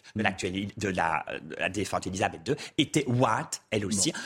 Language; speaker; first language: French; native; French